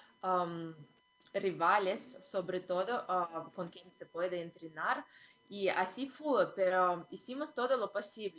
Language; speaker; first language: Spanish; non-native, fluent; Russian